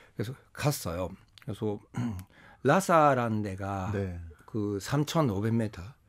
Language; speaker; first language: Korean; non-native, fluent; Japanese